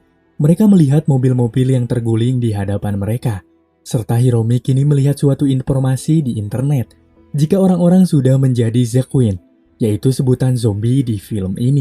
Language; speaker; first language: Indonesian; native; Indonesian